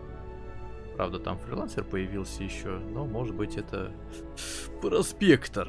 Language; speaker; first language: Russian; native; Russian